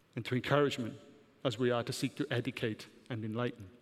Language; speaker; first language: English; native; English